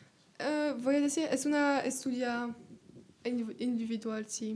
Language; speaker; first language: Spanish; non-native, learner; French